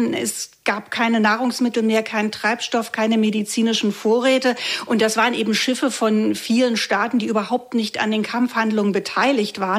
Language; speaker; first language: German; native; German